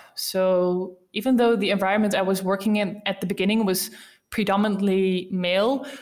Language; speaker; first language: English; non-native, fluent; Dutch